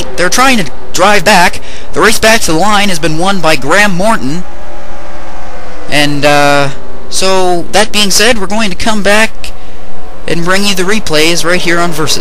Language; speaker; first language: English; native; English